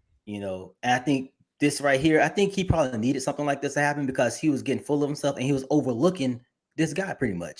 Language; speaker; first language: English; native; English